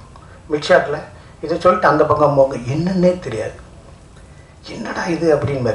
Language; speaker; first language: Tamil; native; Tamil